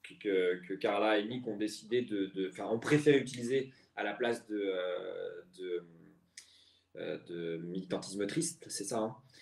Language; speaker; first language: French; native; French